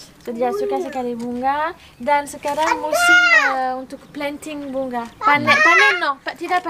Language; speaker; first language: Indonesian; non-native, learner; French